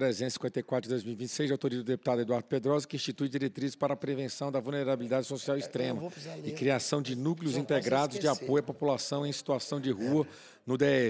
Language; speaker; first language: Portuguese; native; Portuguese